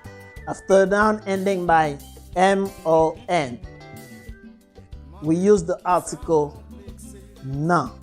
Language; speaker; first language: English; non-native, fluent; Haitian Creole